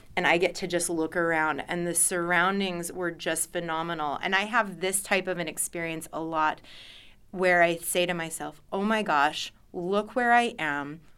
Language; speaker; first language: English; native; English